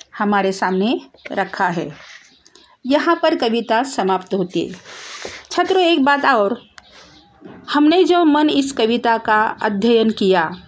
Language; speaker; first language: Hindi; non-native, local second language; Marathi